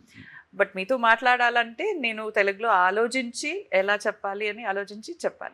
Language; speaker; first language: Telugu; non-native, fluent; Tamil